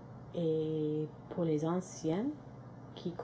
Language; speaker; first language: French; non-native, local second language; English